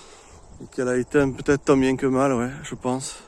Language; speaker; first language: French; native; French